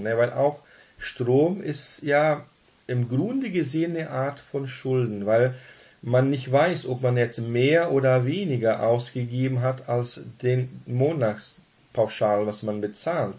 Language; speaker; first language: German; non-native, fluent; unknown